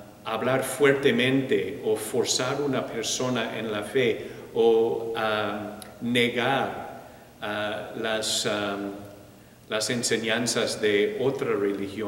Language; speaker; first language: Spanish; non-native, fluent; English